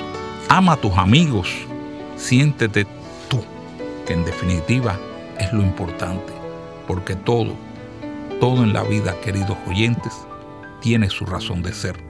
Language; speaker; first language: Spanish; native; Spanish